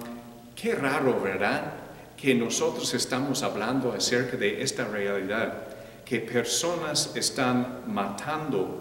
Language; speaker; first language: Spanish; non-native, fluent; English